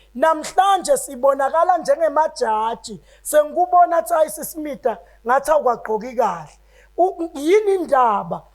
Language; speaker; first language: Zulu; non-native, local second language; Swati